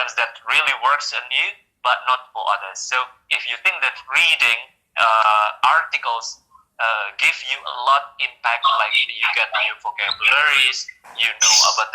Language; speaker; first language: English; non-native, fluent; Indonesian